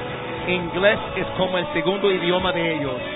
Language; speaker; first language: Spanish; non-native, fluent; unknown